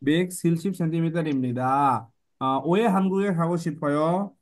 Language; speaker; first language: Korean; non-native, fluent; Bangla